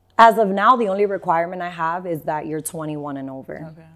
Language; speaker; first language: English; native; English